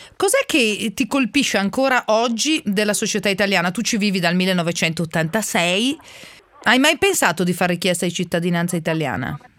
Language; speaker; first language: Italian; native; Italian